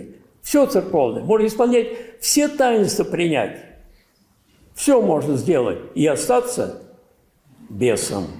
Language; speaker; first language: Russian; native; Russian